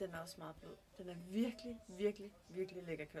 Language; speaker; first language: Danish; native; Danish